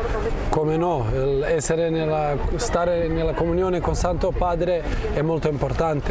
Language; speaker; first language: Italian; non-native, fluent; Croatian